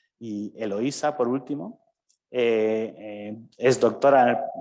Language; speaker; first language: Spanish; native; Spanish